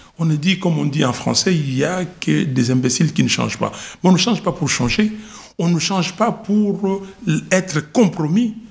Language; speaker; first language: French; non-native, local second language; Lingala